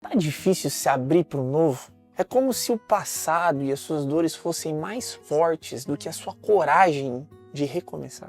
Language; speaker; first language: Portuguese; native; Portuguese